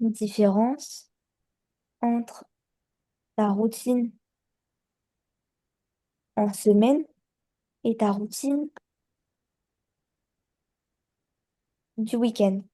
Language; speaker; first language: French; non-native, learner; Chinese